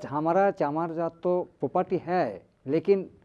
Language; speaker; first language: Hindi; non-native, learner; Bangla